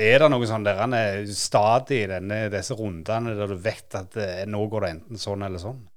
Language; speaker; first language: Norwegian; native; Norwegian